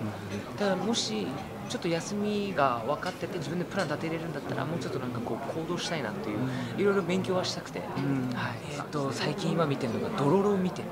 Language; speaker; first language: Japanese; early bilingual, other home language; Burmese